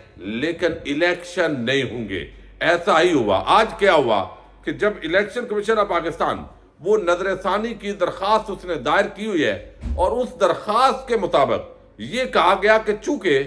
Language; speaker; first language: Urdu; native; Urdu